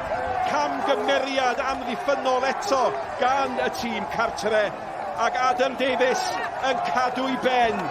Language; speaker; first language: Welsh; native; Welsh